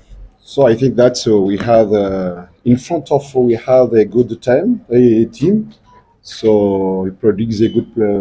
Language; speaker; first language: English; non-native, learner; French